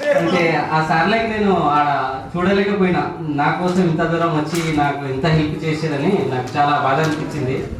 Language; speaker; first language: Telugu; non-native, local second language; Urdu